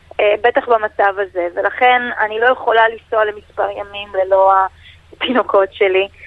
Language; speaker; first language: Hebrew; native; Hebrew